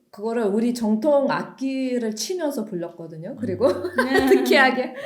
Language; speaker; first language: Korean; non-native, fluent; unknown